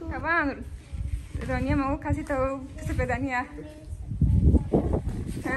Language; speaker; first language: Indonesian; non-native, learner; Turkish